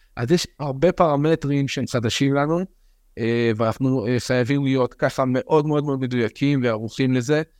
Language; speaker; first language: Hebrew; early bilingual, other home language; French